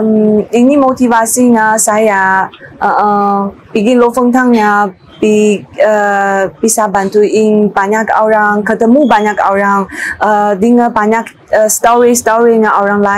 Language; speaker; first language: Indonesian; non-native, learner; Chinese